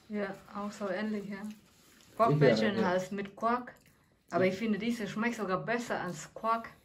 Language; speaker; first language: German; non-native, fluent; Vietnamese